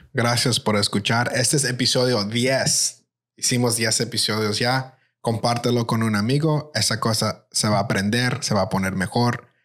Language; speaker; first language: Spanish; early bilingual, heritage; Spanish